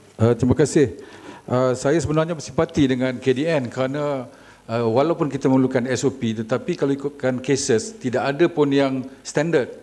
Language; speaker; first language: Malay; native; Malay